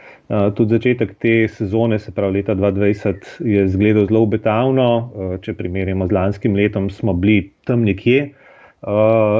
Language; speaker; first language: Slovenian; native; Slovenian